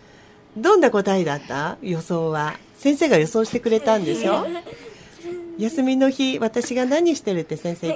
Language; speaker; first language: Japanese; native; Japanese